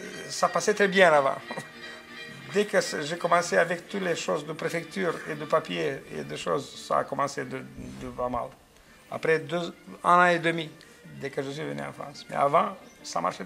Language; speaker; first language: French; non-native, fluent; Romanian